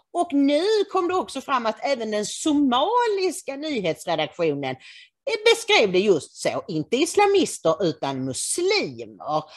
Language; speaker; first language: Swedish; native; Swedish